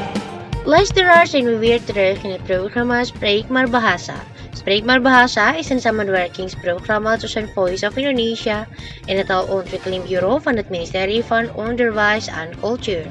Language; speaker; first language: Dutch; non-native, fluent; Indonesian